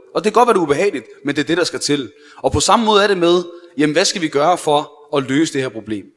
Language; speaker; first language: Danish; early bilingual, other home language; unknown